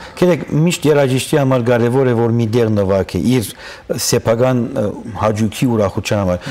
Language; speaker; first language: Armenian; native; Armenian